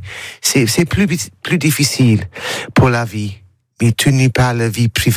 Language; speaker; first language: French; non-native, learner; English